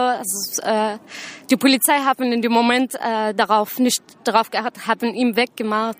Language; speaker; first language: German; non-native, learner; Arabic